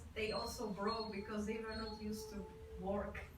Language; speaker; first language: English; non-native, fluent; Czech